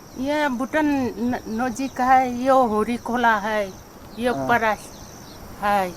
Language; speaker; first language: Hindi; non-native, local second language; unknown